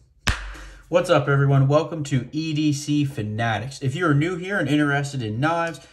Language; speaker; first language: English; native; English